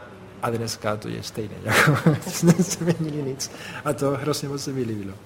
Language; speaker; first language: Czech; non-native, fluent; Spanish